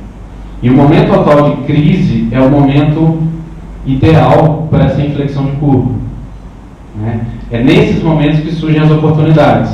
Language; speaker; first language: Portuguese; native; Portuguese